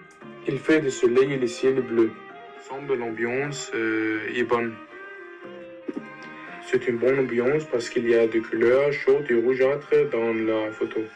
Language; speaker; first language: French; non-native, learner; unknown